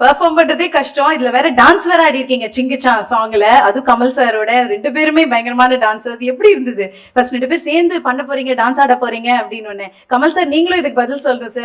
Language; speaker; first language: Tamil; native; Tamil